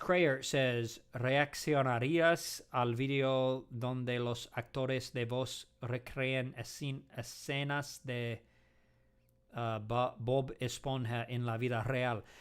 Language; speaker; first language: Spanish; non-native, learner; English